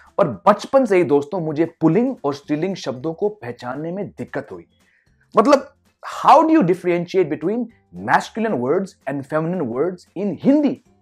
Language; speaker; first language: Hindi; non-native, local second language; English